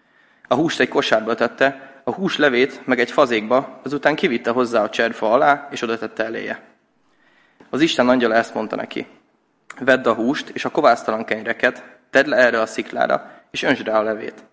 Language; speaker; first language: Hungarian; native; Hungarian